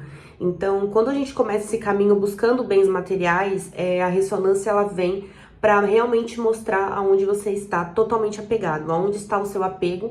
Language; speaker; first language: Portuguese; native; Portuguese